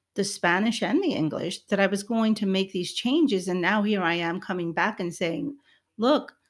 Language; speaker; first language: English; early bilingual, other home language; Spanish